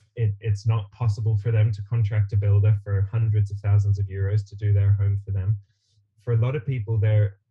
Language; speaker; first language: English; native; English